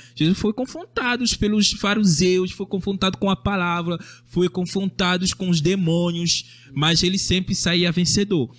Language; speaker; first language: Portuguese; non-native, fluent; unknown